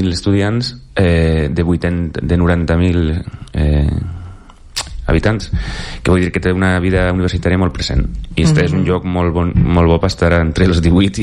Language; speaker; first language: Catalan; native; Catalan